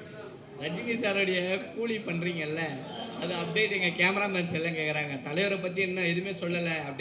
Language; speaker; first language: Tamil; native; Tamil